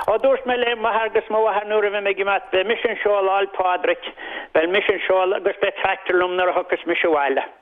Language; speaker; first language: Irish; native; Irish